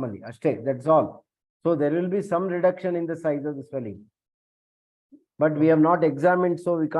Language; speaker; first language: English; non-native, local second language; Kannada